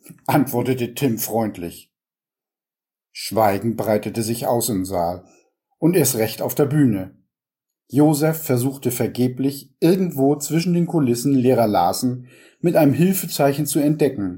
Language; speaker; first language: German; native; German